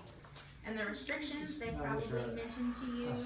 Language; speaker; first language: English; native; English